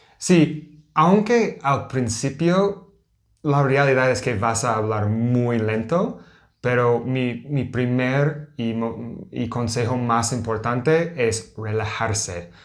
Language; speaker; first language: Spanish; non-native, learner; English